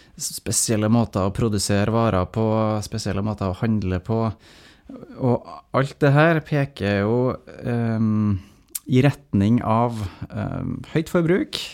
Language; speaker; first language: Norwegian; native; Norwegian